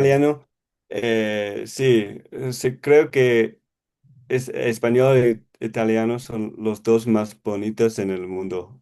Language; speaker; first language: Spanish; non-native, learner; English